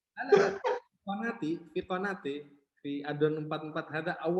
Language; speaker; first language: Arabic; non-native, fluent; Indonesian